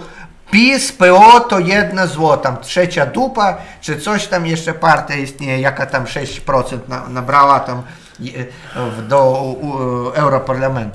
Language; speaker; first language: Polish; non-native, learner; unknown